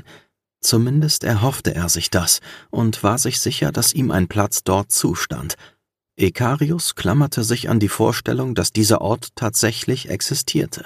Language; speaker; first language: German; native; German